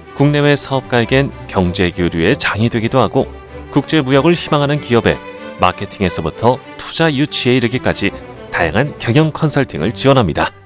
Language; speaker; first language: Korean; native; Korean